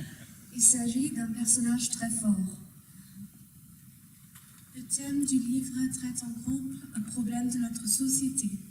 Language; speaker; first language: French; non-native, learner; German